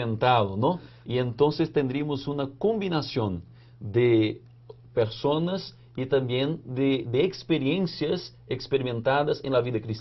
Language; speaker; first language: Spanish; non-native, fluent; Portuguese